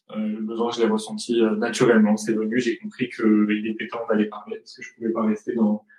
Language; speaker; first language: French; native; French